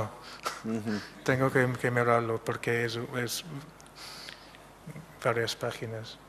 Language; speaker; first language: Spanish; non-native, fluent; English